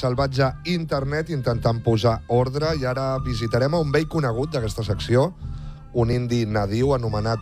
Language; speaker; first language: Catalan; native; Catalan